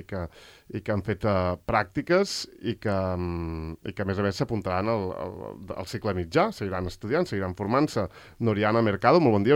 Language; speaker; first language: Catalan; native; Catalan